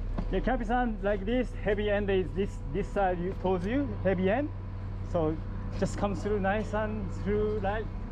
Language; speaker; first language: English; non-native, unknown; Japanese